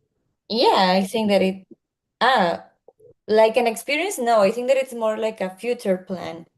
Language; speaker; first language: English; non-native, learner; Spanish